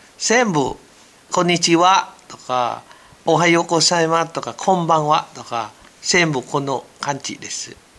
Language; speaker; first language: Japanese; non-native, learner; Thai